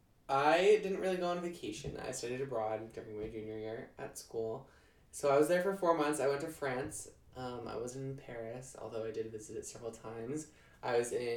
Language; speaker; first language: English; native; English